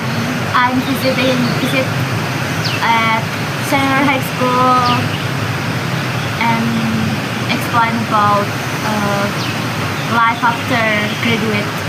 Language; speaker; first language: English; non-native, learner; Indonesian